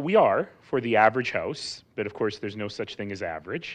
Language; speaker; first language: English; native; English